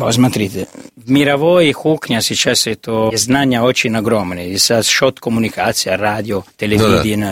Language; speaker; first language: Russian; non-native, learner; Italian